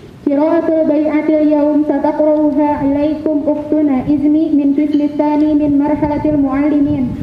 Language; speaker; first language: Arabic; non-native, learner; Indonesian